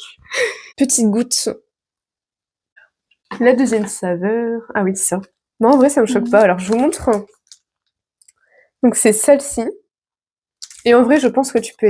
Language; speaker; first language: French; native; French